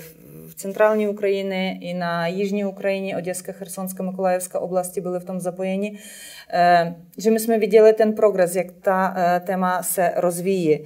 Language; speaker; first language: Czech; non-native, fluent; Ukrainian